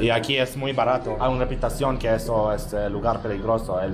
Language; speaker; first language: Spanish; non-native, learner; Hebrew